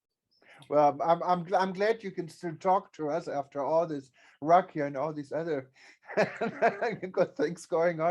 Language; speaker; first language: English; non-native, fluent; German